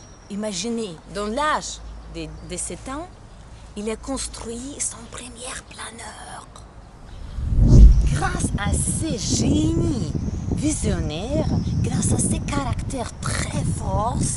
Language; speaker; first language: French; non-native, learner; Ukrainian